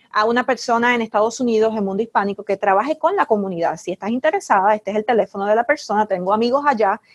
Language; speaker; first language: Spanish; native; Spanish